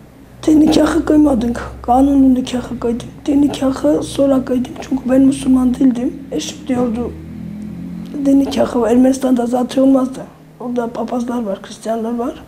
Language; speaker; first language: Turkish; non-native, fluent; Armenian